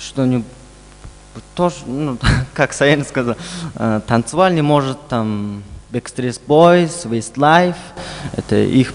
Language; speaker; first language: Russian; non-native, fluent; Mongolian